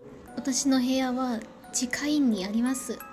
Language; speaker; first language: Japanese; non-native, learner; Thai